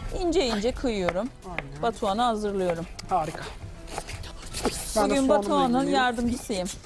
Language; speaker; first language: Turkish; native; Turkish